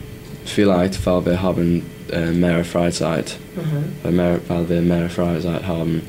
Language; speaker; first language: German; non-native, learner; English